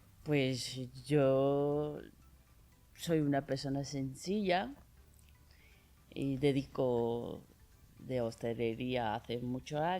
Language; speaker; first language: Spanish; non-native, learner; Chinese